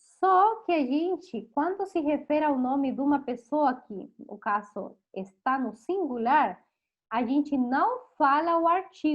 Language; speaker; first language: Portuguese; non-native, fluent; Spanish